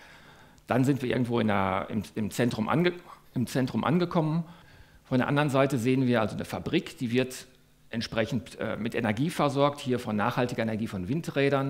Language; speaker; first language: German; native; German